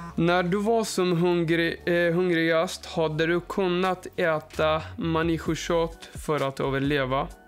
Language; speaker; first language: Swedish; non-native, fluent; Persian